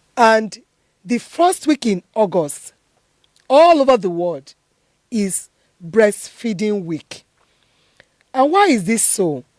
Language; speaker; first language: English; non-native, local second language; Yoruba